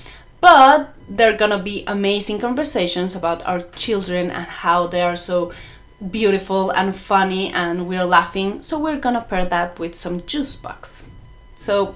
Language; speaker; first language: English; non-native, fluent; Spanish